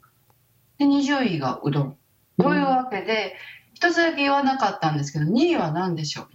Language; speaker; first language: Japanese; native; Japanese